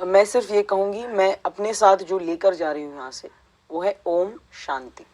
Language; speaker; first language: Hindi; native; Hindi